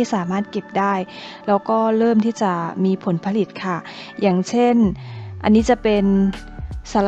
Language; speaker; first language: Thai; native; Thai